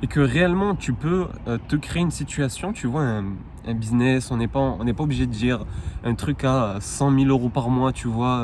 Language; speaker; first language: French; native; French